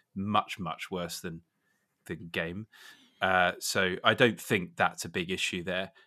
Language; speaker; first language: English; native; English